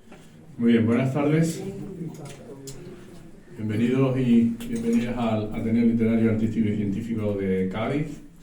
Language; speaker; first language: Spanish; native; Spanish